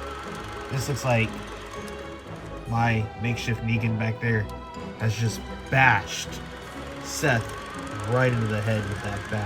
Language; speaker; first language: English; native; English